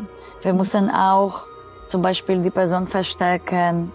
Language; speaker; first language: German; non-native, fluent; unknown